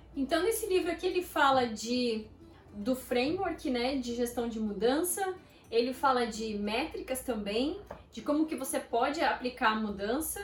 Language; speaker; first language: Portuguese; native; Portuguese